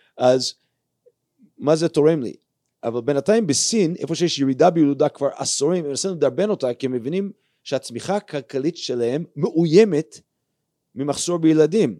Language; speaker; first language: Hebrew; non-native, fluent; English